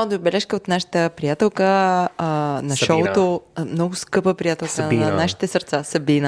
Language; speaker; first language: Bulgarian; native; Bulgarian